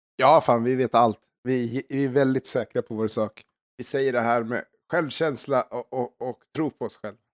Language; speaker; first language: Swedish; native; Swedish